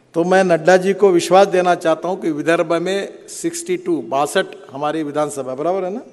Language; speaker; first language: Hindi; non-native, local second language; Marathi